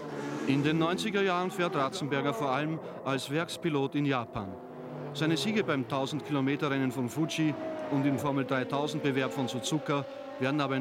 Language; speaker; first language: German; native; German